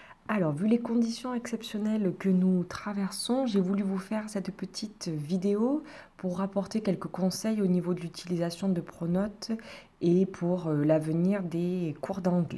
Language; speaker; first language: French; native; French